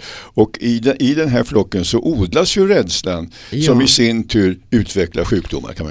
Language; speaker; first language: Swedish; native; Swedish